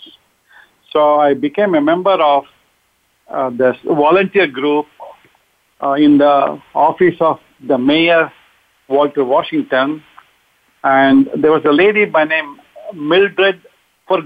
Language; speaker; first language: English; non-native, local second language; Kannada